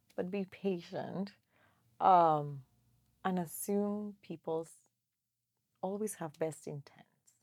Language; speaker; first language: English; non-native, fluent; Spanish